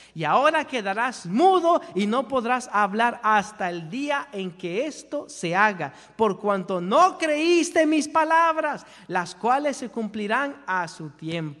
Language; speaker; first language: Spanish; native; Spanish